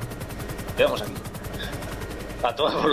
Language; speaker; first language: Spanish; native; Spanish